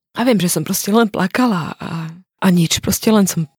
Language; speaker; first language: Slovak; native; Slovak